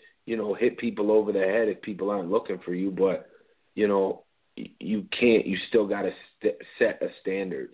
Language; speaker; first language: English; native; English